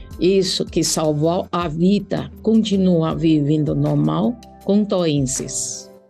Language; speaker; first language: Portuguese; non-native, learner; Chinese